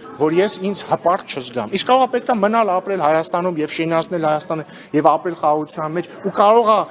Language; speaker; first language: Armenian; native; Armenian